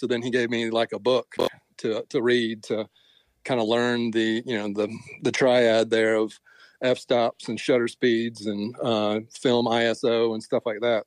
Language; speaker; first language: English; native; English